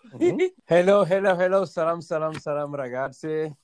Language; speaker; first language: Italian; non-native, fluent; Wolof